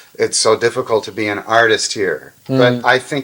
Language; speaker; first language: English; native; English